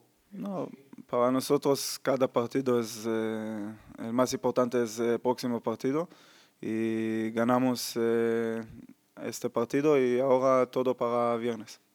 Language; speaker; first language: Spanish; non-native, learner; Hebrew